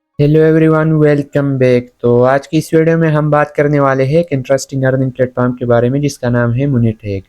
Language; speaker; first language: Urdu; non-native, local second language; Punjabi